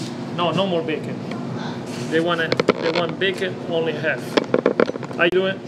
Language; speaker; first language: English; non-native, fluent; Italian